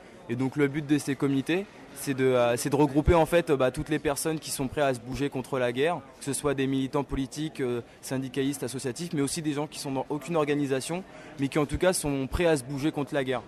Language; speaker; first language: French; native; French